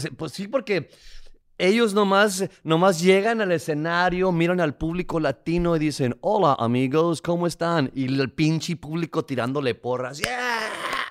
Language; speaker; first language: Spanish; native; Spanish